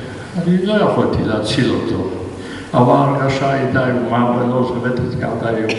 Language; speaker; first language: Hebrew; non-native, fluent; Polish